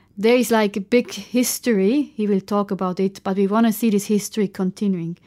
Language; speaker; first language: English; non-native, fluent; German